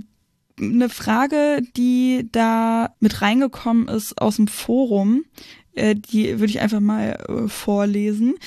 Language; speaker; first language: German; native; German